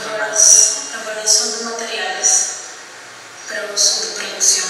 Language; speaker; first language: Portuguese; non-native, learner; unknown